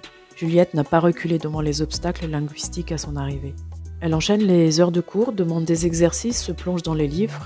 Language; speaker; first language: French; native; French